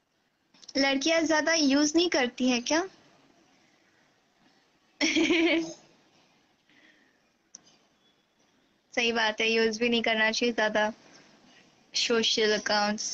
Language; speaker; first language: Hindi; native; Hindi